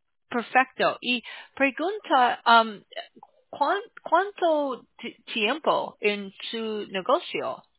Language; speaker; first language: Spanish; non-native, learner; English